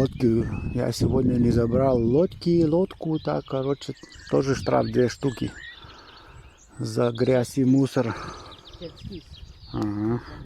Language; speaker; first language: Russian; non-native, local second language; Lithuanian